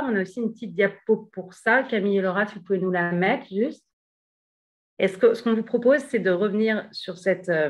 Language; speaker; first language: French; native; French